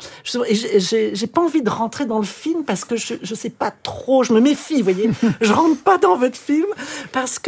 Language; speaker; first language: French; native; French